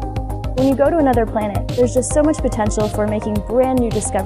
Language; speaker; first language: English; native; English